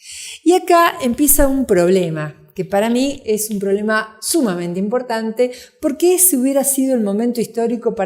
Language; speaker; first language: Spanish; native; Spanish